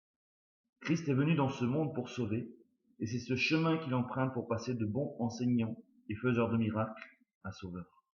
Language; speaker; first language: French; native; French